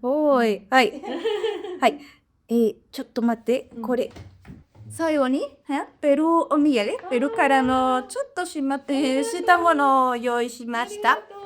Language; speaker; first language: Japanese; non-native, learner; Spanish